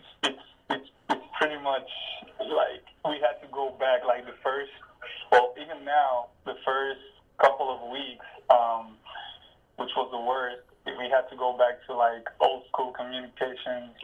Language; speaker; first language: English; non-native, fluent; Spanish